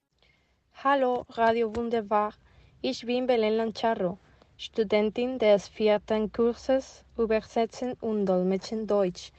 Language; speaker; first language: German; non-native, fluent; Spanish